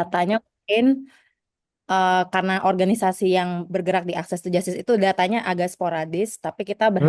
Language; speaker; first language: Indonesian; native; Indonesian